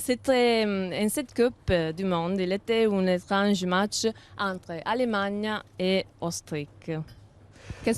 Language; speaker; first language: French; non-native, learner; Italian